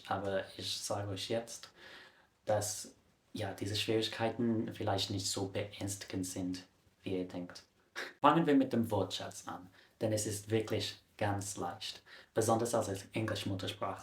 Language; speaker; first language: German; non-native, fluent; English